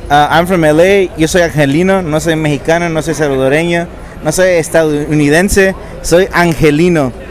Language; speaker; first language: Spanish; early bilingual, heritage; Spanish